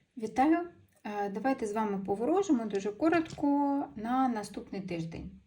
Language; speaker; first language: Ukrainian; non-native, local second language; Russian